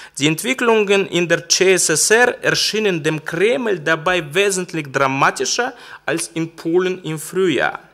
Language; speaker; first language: German; non-native, fluent; Russian